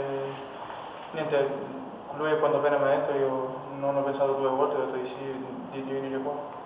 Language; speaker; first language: Italian; non-native, fluent; Spanish